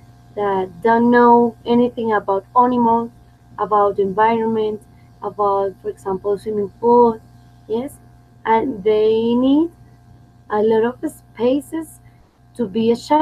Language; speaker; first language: English; non-native, fluent; Spanish